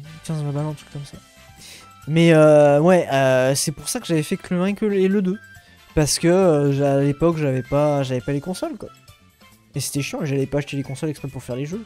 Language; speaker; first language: French; native; French